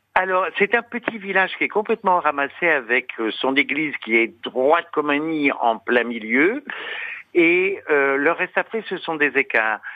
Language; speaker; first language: French; native; French